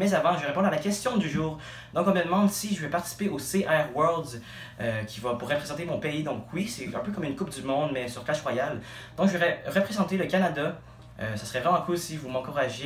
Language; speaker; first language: French; native; French